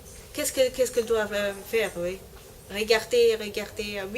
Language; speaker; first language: French; non-native, learner; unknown